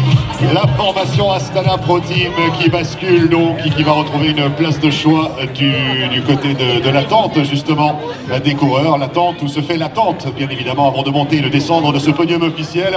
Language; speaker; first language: French; native; French